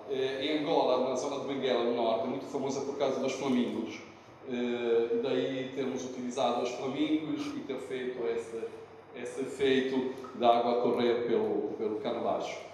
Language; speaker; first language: Portuguese; non-native, fluent; Italian